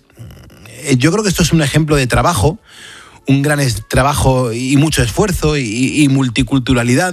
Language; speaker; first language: Spanish; native; Spanish